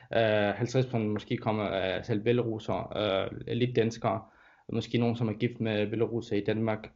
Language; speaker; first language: Danish; non-native, fluent; Russian